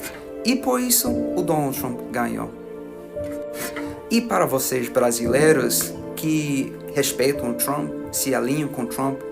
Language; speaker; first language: Portuguese; non-native, fluent; English